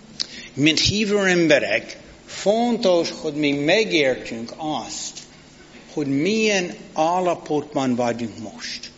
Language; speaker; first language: Hungarian; non-native, fluent; English